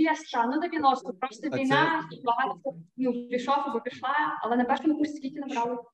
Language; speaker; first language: Ukrainian; native; Ukrainian